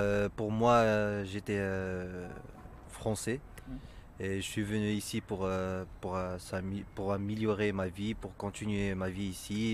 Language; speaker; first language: French; non-native, local second language; Arabic